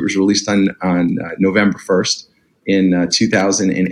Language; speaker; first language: English; native; English